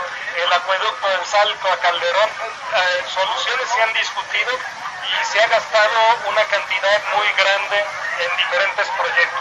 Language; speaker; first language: Spanish; native; Spanish